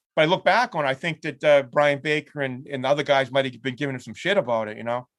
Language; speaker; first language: English; native; English